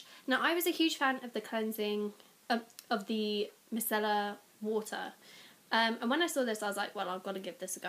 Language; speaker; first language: English; native; English